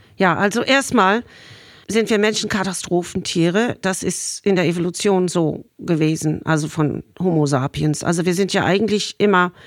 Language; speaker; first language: German; non-native, fluent; English